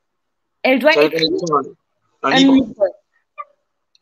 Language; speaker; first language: French; non-native, fluent; Turkish